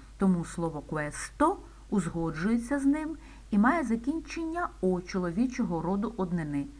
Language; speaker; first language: Ukrainian; native; Ukrainian